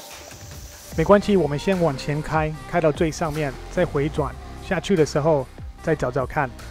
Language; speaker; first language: Chinese; non-native, fluent; English